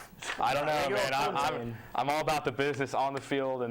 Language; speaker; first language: English; native; English